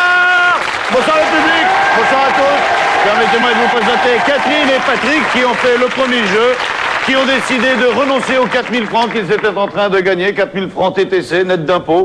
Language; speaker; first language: French; native; French